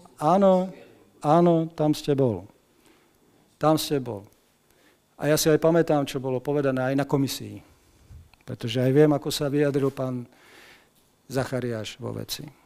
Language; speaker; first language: Slovak; non-native, local second language; Hungarian